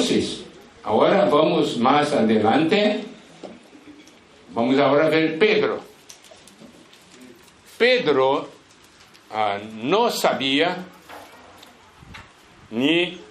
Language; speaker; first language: Spanish; non-native, fluent; Portuguese